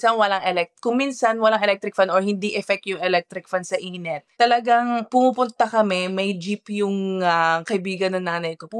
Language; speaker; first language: Filipino; early bilingual, heritage; Filipino